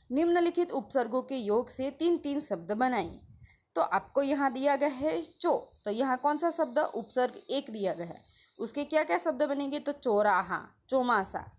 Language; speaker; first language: Hindi; non-native, local second language; Gujarati